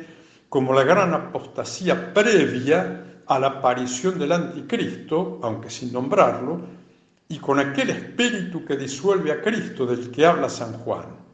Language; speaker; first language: Spanish; native; Spanish